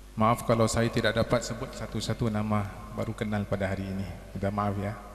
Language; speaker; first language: Malay; native; Malay